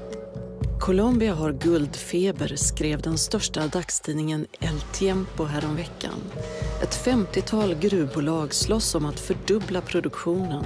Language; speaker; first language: Swedish; native; Swedish